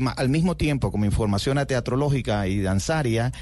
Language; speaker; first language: Spanish; native; Spanish